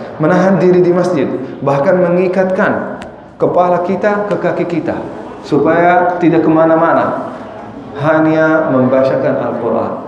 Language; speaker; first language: Indonesian; non-native, fluent; Arabic